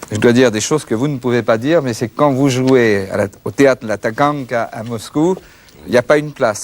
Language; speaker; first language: French; native; French